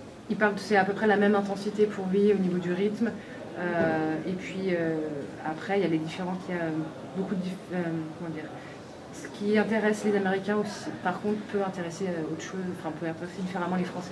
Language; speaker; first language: French; native; French